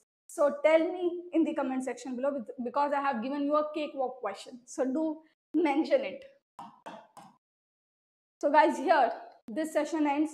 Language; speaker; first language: English; non-native, local second language; Hindi